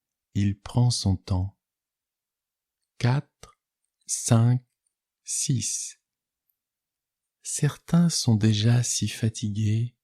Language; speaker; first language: French; native; French